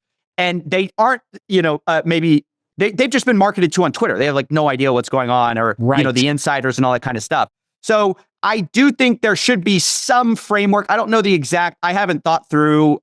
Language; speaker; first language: English; native; English